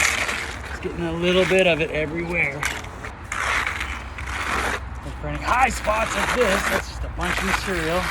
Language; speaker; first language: English; native; English